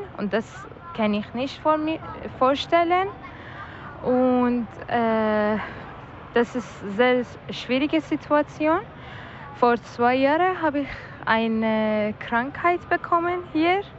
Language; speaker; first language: German; non-native, learner; Persian